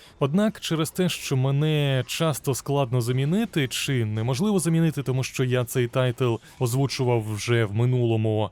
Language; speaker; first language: Ukrainian; non-native, local second language; Russian